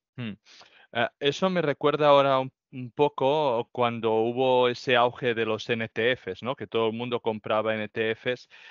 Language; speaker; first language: Spanish; native; Spanish